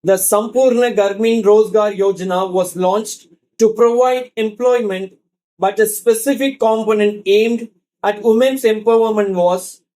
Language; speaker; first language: English; non-native, local second language; Tamil